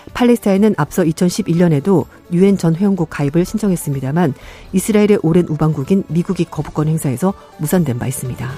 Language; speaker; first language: Korean; native; Korean